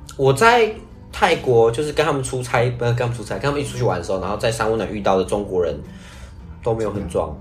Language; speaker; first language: Chinese; native; Chinese